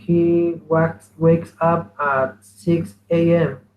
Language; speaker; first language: English; non-native, learner; Spanish